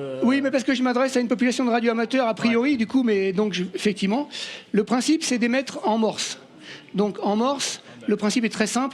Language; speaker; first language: French; native; French